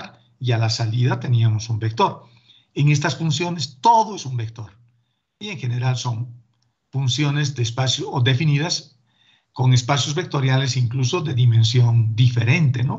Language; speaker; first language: Spanish; native; Spanish